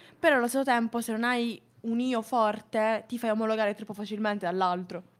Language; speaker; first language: Italian; native; Italian